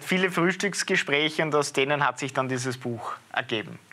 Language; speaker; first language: German; native; German